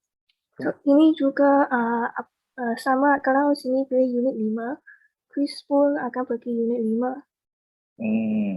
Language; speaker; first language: Malay; native; Malay